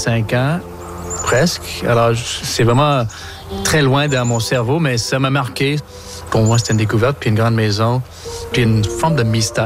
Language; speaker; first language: French; non-native, local second language; English